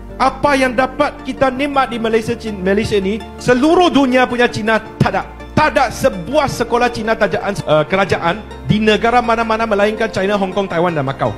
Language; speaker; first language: Malay; non-native, local second language; Chinese